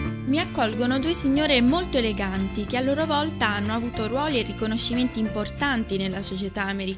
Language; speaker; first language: Italian; native; Italian